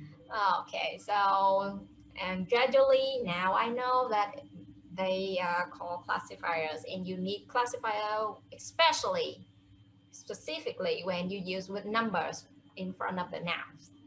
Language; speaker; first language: English; non-native, fluent; Vietnamese